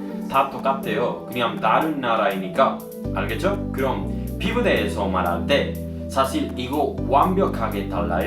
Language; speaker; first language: Korean; non-native, learner; Spanish